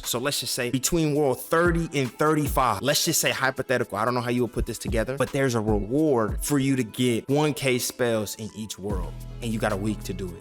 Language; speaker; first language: English; native; English